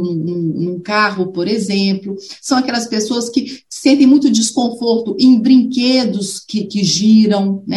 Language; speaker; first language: Portuguese; native; Portuguese